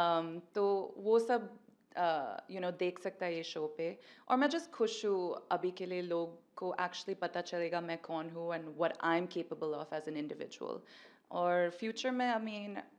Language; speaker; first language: Hindi; non-native, learner; English